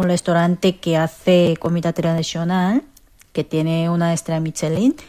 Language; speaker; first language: Spanish; non-native, fluent; Korean